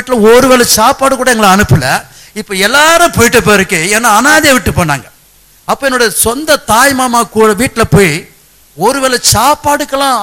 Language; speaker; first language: Tamil; native; Tamil